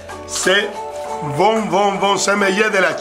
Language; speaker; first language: French; non-native, learner; Spanish